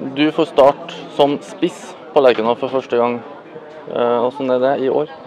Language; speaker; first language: Norwegian; native; Norwegian